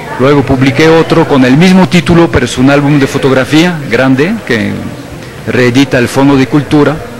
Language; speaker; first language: Spanish; non-native, fluent; French